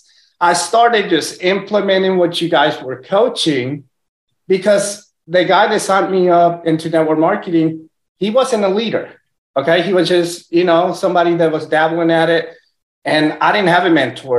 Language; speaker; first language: English; early bilingual, other home language; Spanish